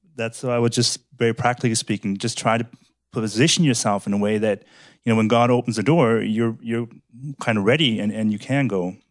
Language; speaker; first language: English; early bilingual, other home language; German